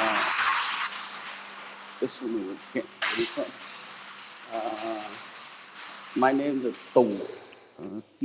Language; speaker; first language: English; non-native, learner; Vietnamese